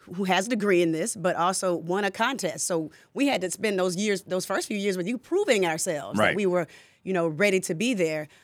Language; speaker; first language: English; native; English